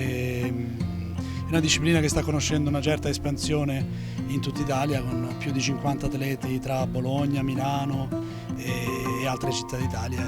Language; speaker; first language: Italian; native; Italian